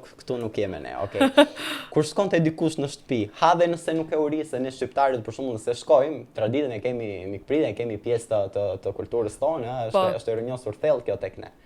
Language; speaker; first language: Albanian; native; Albanian